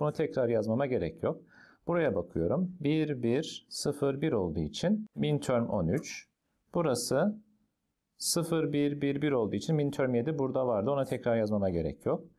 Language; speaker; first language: Turkish; native; Turkish